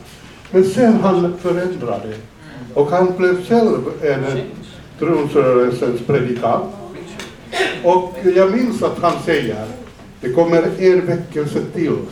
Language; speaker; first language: Swedish; non-native, fluent; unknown